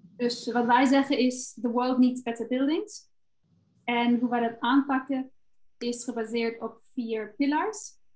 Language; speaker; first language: Dutch; non-native, fluent; German